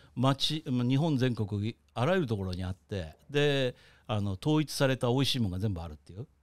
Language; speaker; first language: Japanese; native; Japanese